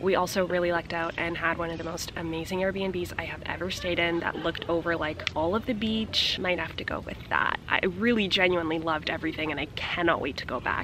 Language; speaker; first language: English; early bilingual, other home language; Russian